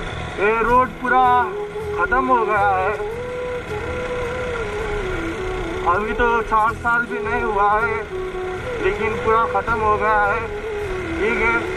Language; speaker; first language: Hindi; non-native, learner; Nepali